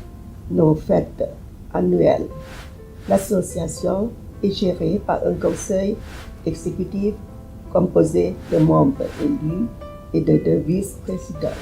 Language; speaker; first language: French; non-native, fluent; Thai